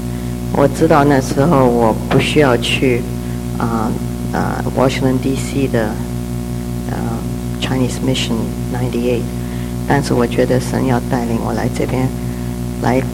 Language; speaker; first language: Chinese; early bilingual, heritage; Chinese